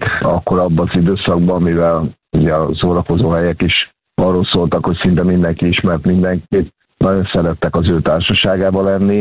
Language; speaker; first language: Hungarian; native; Hungarian